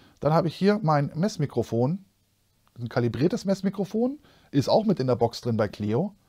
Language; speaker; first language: German; native; German